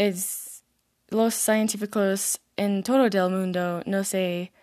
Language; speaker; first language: Spanish; non-native, learner; English